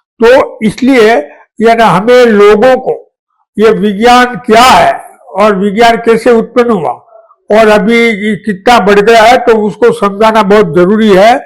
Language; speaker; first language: Hindi; non-native, local second language; Gujarati